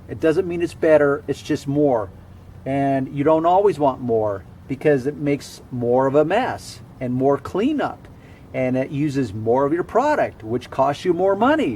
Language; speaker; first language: English; native; English